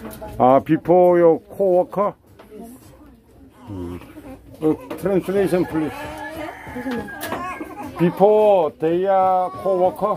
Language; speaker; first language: English; non-native, learner; Korean